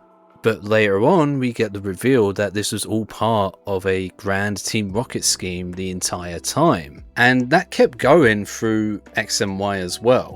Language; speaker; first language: English; native; English